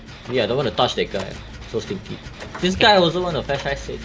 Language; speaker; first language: English; non-native, local second language; Chinese